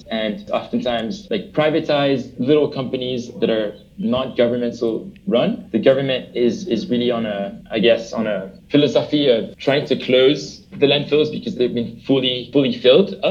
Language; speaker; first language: English; early bilingual, other home language; French